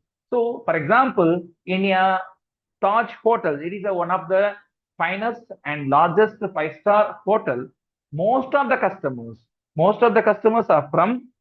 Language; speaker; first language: English; non-native, local second language; Tamil